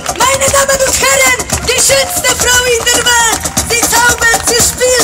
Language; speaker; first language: German; non-native, learner; Polish